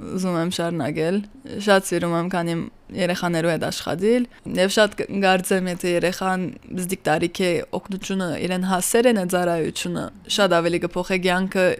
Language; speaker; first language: Armenian; early bilingual, heritage; Armenian